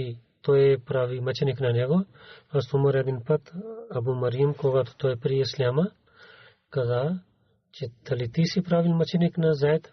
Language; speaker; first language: Bulgarian; non-native, learner; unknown